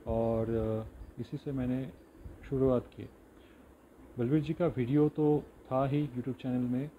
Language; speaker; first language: Hindi; non-native, local second language; Bangla